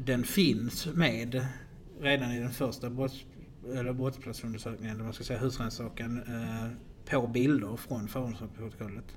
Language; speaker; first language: Swedish; native; Swedish